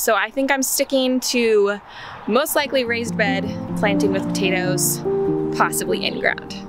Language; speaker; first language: English; native; English